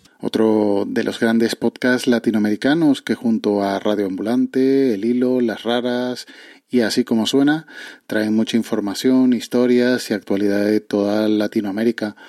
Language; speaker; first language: Spanish; native; Spanish